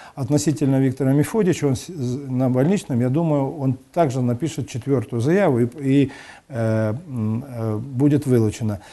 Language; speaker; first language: Russian; non-native, local second language; Ukrainian